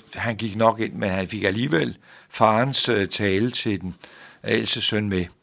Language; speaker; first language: Danish; native; Danish